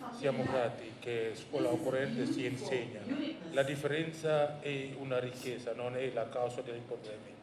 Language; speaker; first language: Italian; non-native, learner; Indonesian